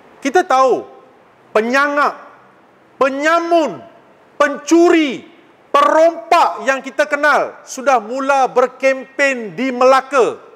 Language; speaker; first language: Malay; non-native, local second language; Tamil